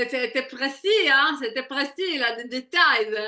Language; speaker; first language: French; non-native, fluent; Hebrew